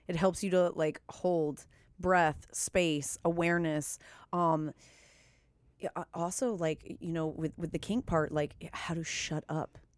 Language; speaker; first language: English; native; English